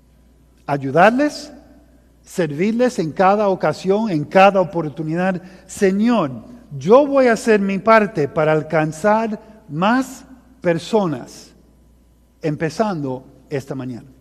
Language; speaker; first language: Spanish; early bilingual, heritage; Spanish